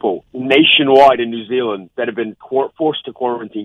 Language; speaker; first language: English; native; English